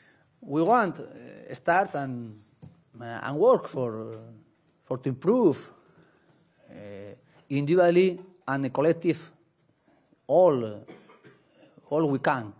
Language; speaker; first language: English; non-native, learner; Spanish